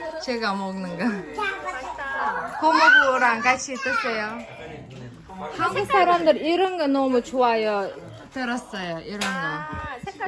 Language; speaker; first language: Korean; non-native, learner; Kazakh